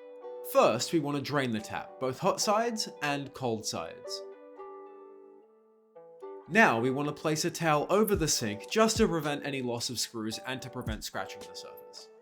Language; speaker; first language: English; native; English